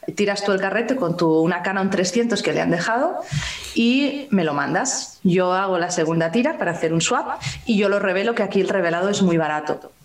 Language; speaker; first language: Spanish; native; Spanish